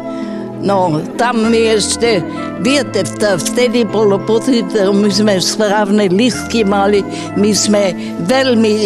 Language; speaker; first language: Slovak; non-native, fluent; German